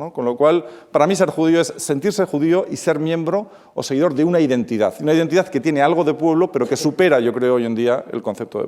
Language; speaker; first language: Spanish; native; Spanish